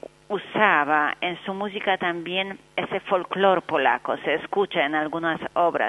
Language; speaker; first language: Spanish; non-native, fluent; Polish